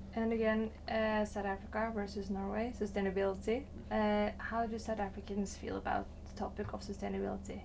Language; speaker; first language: English; non-native, fluent; Norwegian